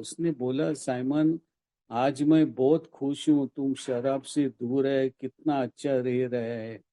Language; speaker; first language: Hindi; non-native, local second language; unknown